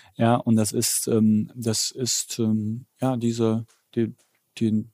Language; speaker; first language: German; early bilingual, other home language; Polish